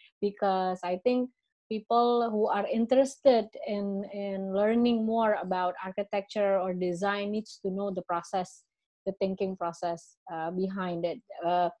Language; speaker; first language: English; non-native, fluent; Indonesian